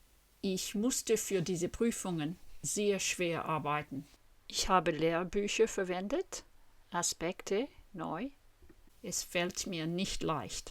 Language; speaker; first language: German; non-native, fluent; English